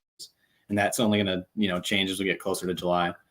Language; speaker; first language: English; native; English